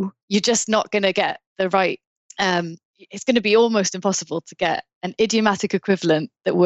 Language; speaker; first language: English; native; English